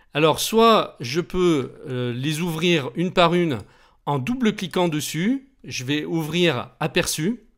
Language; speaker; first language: French; native; French